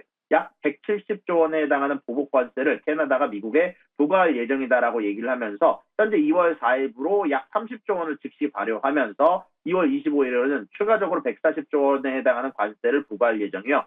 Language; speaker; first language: Korean; native; Korean